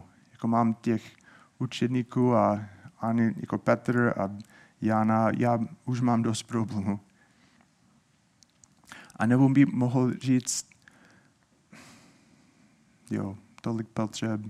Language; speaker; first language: Czech; non-native, fluent; English